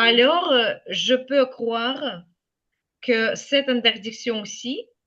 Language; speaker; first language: French; non-native, fluent; Ukrainian